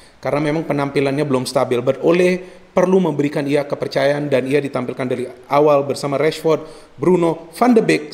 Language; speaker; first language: Indonesian; native; Indonesian